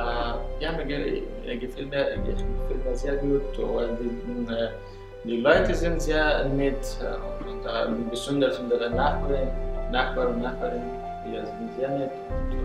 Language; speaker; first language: German; non-native, learner; Persian